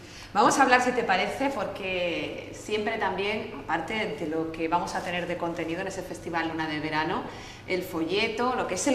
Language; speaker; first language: Spanish; native; Spanish